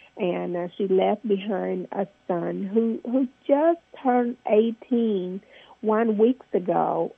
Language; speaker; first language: English; early bilingual, other home language; Vietnamese